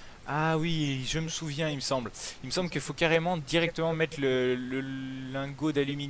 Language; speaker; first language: French; native; French